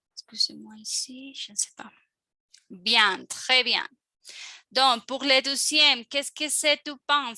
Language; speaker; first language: French; non-native, fluent; Spanish